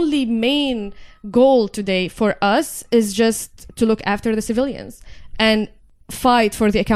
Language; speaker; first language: English; non-native, fluent; Arabic